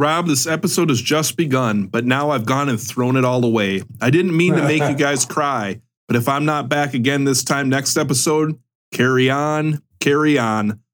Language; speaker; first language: English; native; English